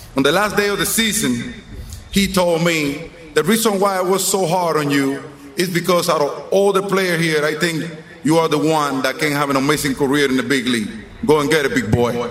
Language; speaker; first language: English; non-native, fluent; Spanish